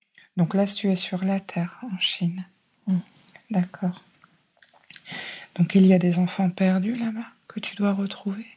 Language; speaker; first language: French; native; French